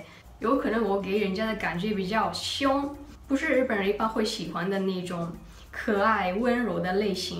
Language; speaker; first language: Chinese; non-native, fluent; Japanese